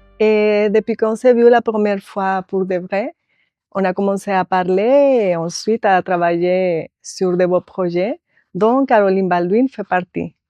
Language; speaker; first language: French; non-native, fluent; Spanish